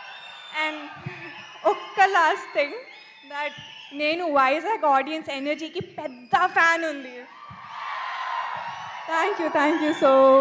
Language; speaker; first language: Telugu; non-native, learner; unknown